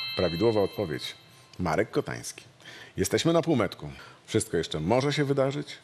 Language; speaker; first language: Polish; native; Polish